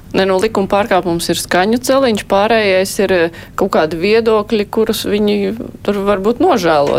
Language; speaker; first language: Latvian; native; Latvian